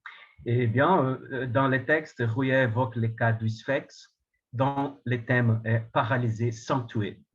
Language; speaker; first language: French; non-native, fluent; Portuguese